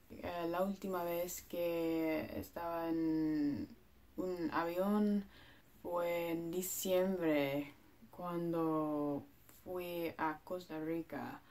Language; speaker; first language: Spanish; non-native, learner; English